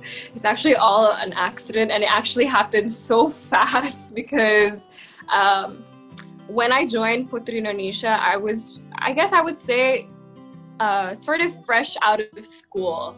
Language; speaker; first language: English; early bilingual, heritage; English